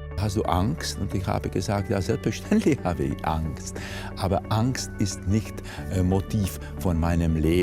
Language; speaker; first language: German; non-native, fluent; Czech